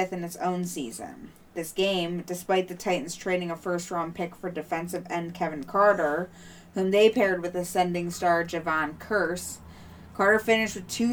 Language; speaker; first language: English; native; English